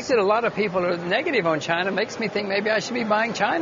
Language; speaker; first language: English; native; English